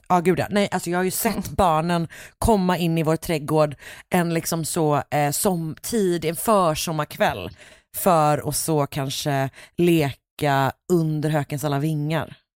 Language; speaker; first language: Swedish; native; Swedish